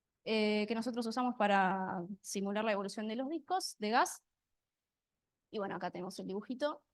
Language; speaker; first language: Spanish; native; Spanish